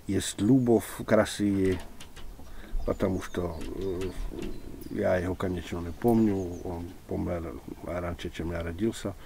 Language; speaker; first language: Russian; non-native, fluent; Czech